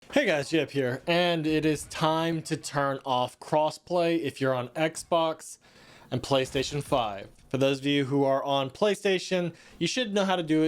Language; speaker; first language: English; native; English